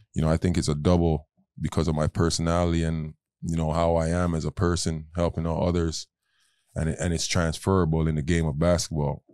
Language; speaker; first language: English; native; English